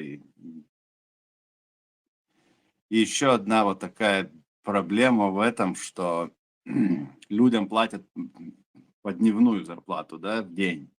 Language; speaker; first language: Russian; native; Russian